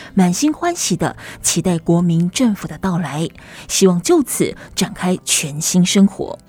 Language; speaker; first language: Chinese; native; Chinese